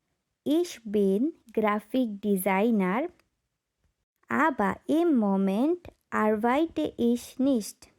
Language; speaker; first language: German; non-native, learner; Bangla